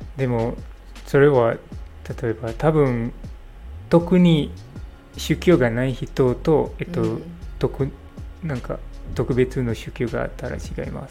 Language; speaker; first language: Japanese; non-native, learner; English